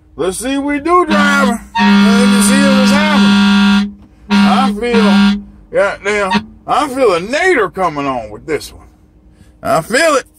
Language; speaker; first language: English; native; English